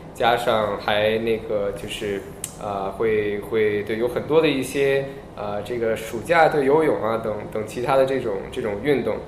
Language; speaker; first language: Chinese; early bilingual, heritage; Chinese